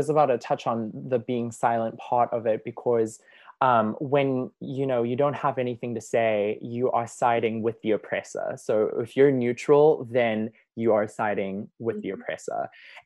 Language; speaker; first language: English; native; English